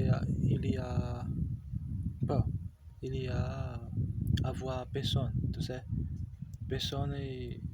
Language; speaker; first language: French; non-native, learner; Portuguese